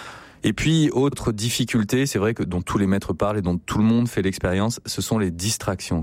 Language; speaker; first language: French; native; French